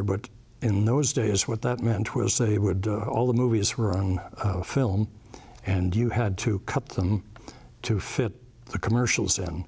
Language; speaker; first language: English; native; English